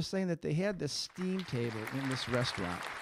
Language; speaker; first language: English; native; English